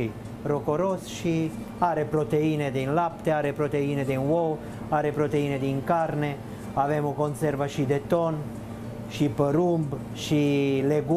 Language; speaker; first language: Romanian; non-native, fluent; Italian